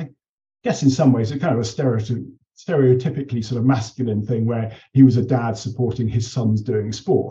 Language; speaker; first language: English; native; English